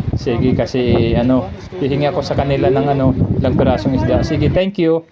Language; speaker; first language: Filipino; non-native, local second language; Waray